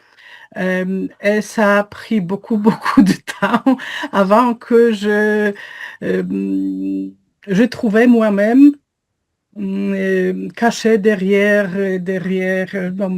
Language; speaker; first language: French; non-native, fluent; Polish